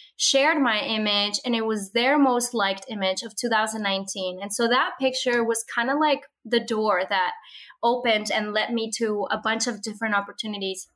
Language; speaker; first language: English; early bilingual, other home language; Spanish